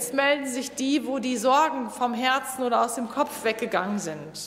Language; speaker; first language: German; native; German